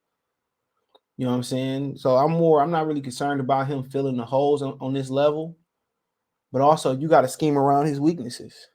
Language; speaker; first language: English; native; English